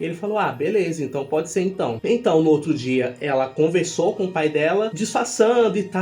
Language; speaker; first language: Portuguese; native; Portuguese